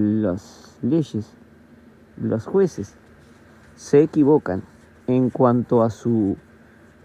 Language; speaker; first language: Spanish; native; Spanish